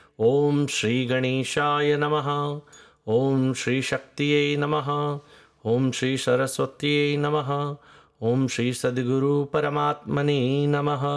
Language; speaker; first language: Gujarati; native; Gujarati